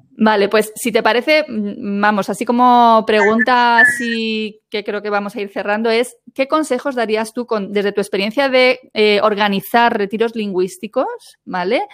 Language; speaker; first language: Spanish; native; Spanish